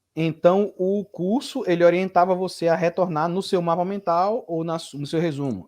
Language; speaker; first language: Portuguese; native; Portuguese